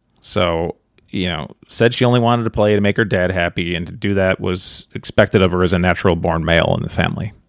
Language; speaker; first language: English; native; English